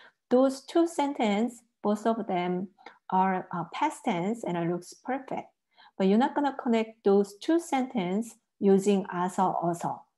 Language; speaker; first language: English; non-native, fluent; Korean